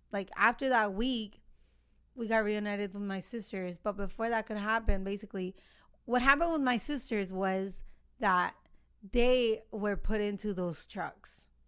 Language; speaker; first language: English; early bilingual, other home language; Spanish